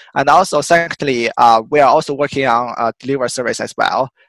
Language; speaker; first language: English; non-native, fluent; Chinese